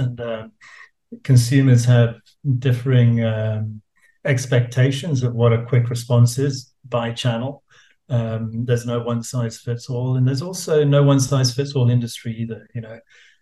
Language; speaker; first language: English; native; English